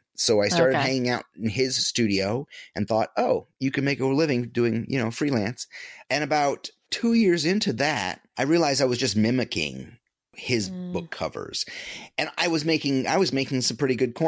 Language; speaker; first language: English; native; English